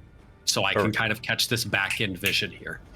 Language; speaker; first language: English; native; English